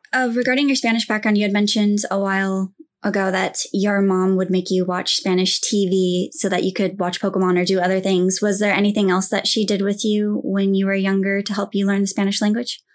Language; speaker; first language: English; native; English